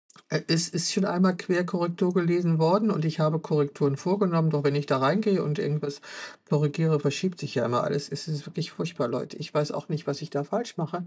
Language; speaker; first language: German; native; German